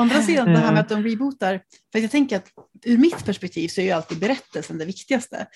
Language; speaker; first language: Swedish; native; Swedish